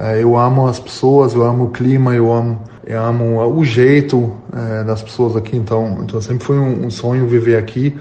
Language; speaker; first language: Portuguese; non-native, fluent; German